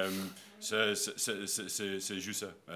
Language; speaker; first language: French; non-native, learner; English